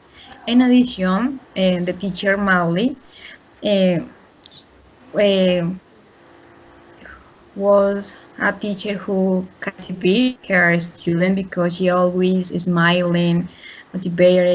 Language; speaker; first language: English; non-native, learner; Spanish